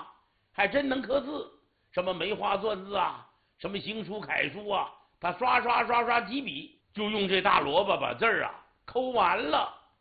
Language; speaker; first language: Chinese; native; Chinese